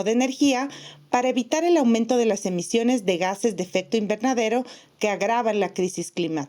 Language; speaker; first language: Spanish; native; Spanish